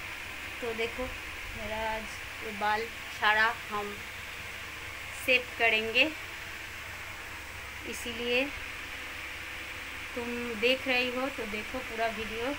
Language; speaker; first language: Hindi; non-native, local second language; Bangla